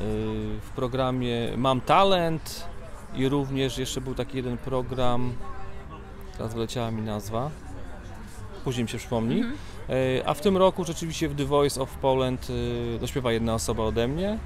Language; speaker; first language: Polish; native; Polish